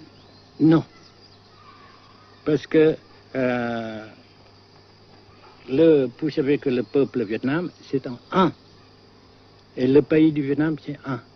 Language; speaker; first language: French; non-native, local second language; Vietnamese